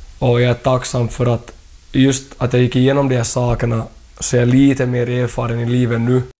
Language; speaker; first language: Swedish; early bilingual, other home language; Thai